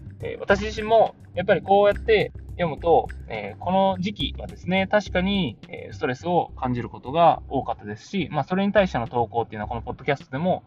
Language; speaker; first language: Japanese; native; Japanese